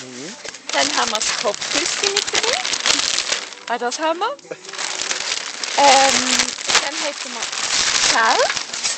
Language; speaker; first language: German; native; German